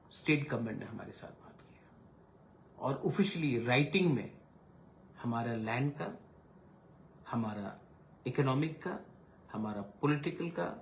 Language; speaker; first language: Hindi; non-native, local second language; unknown